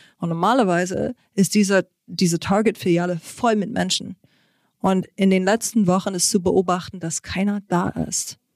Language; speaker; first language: German; non-native, fluent; English